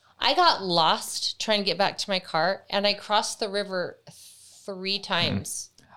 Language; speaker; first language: English; native; English